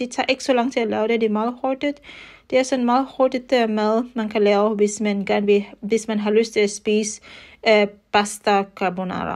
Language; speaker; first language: Danish; non-native, fluent; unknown